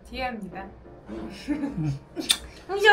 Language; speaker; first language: Korean; non-native, learner; Russian